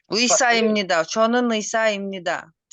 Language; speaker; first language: Korean; non-native, learner; Kyrgyz